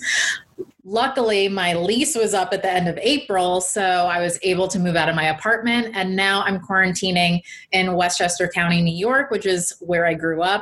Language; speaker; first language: English; native; English